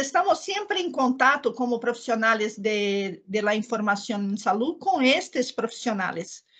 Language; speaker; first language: Spanish; non-native, learner; Portuguese